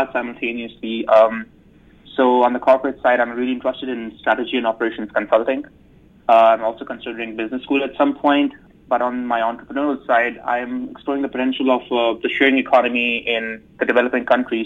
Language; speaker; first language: English; non-native, local second language; Urdu